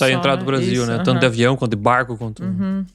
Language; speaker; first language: Portuguese; native; Portuguese